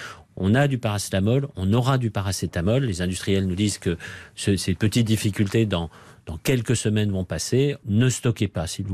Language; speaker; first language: French; native; French